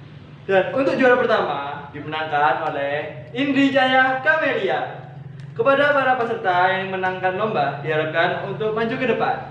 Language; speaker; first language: Indonesian; native; Indonesian